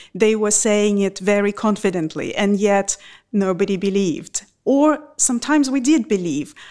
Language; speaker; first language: English; non-native, fluent; Russian